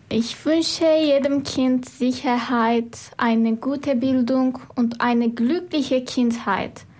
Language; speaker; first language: German; non-native, fluent; Turkish